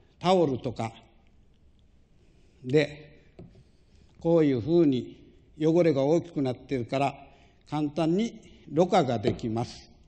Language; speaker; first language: Japanese; native; Japanese